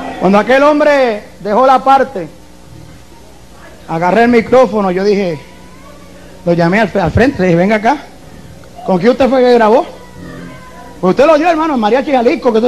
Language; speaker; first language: Spanish; native; Spanish